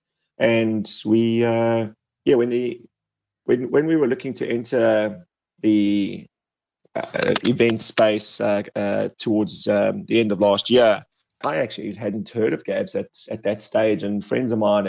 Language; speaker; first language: English; native; English